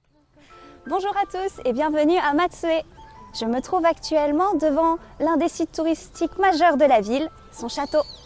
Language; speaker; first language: French; native; French